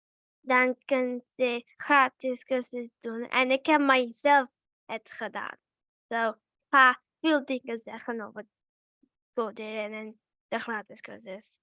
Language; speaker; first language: Dutch; early bilingual, other home language; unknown